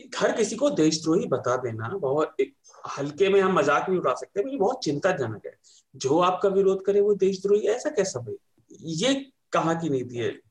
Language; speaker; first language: Hindi; native; Hindi